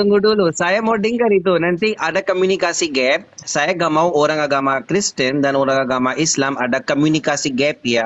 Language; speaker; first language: Indonesian; non-native, learner; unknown